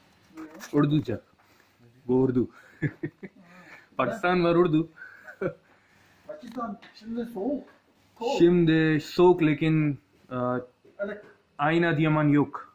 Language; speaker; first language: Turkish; non-native, learner; Urdu